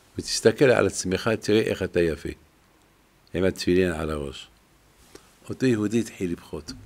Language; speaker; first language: Hebrew; non-native, fluent; French